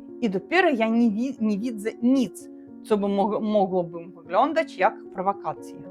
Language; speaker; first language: Polish; non-native, learner; Russian